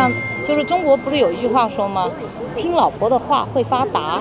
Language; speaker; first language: Chinese; native; Chinese